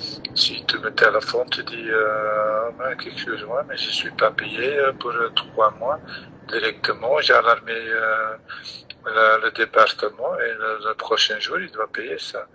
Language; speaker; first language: French; non-native, local second language; Dutch